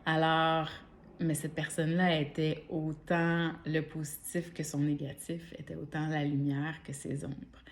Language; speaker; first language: French; native; French